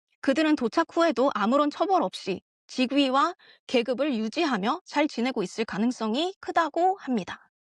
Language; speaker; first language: Korean; early bilingual, heritage; Korean